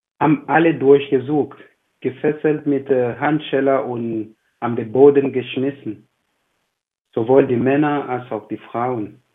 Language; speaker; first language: German; non-native, fluent; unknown